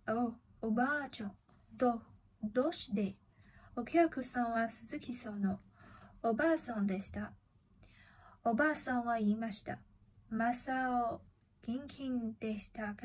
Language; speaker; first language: Japanese; non-native, learner; Chinese